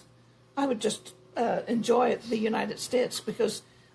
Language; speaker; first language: English; native; English